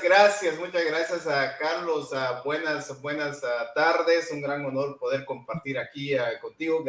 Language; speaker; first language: Spanish; non-native, local second language; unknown